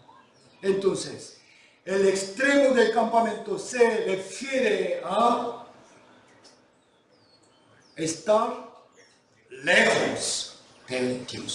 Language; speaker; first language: Spanish; non-native, fluent; Korean